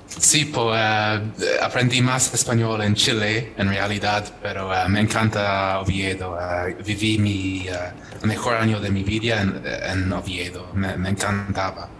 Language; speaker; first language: Spanish; non-native, fluent; English